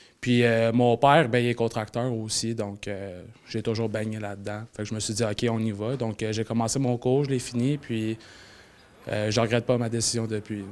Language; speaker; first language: French; native; French